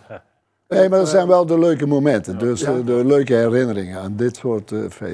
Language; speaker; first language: Dutch; native; Dutch